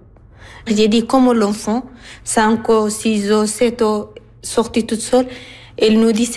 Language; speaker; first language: French; non-native, learner; Arabic